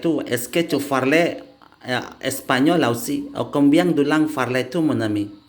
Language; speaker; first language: French; non-native, learner; Indonesian